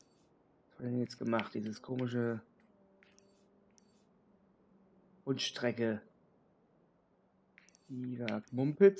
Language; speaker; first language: German; native; German